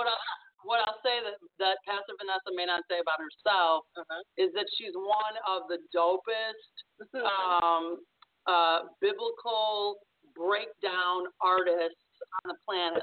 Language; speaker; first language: English; native; English